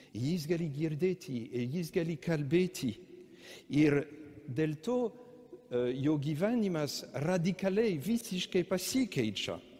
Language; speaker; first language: Lithuanian; non-native, fluent; French